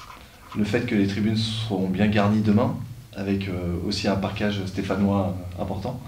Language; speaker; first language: French; native; French